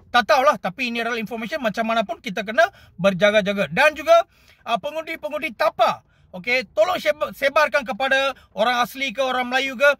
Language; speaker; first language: Malay; non-native, local second language; Tamil